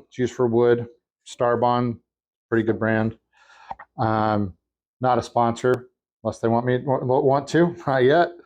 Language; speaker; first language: English; native; English